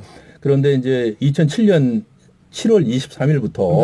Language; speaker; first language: Korean; native; Korean